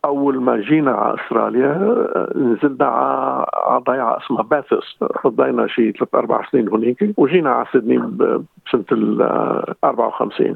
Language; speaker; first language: Arabic; early bilingual, heritage; Arabic